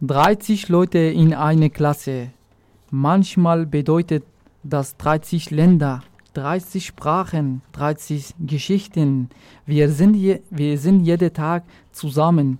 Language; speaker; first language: German; non-native, local second language; Arabic